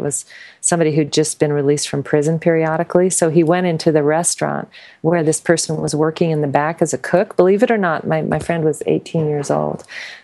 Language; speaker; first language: English; native; English